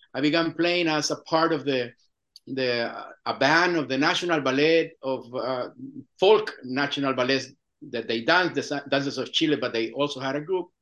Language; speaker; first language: English; non-native, fluent; Spanish